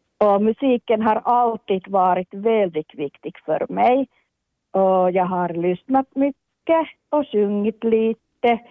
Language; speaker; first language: Swedish; non-native, local second language; Finnish